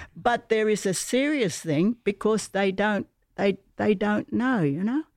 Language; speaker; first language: English; native; English